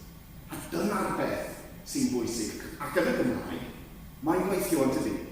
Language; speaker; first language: Welsh; non-native, fluent; English